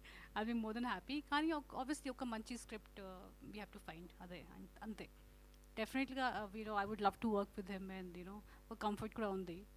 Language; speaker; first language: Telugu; non-native, fluent; Hindi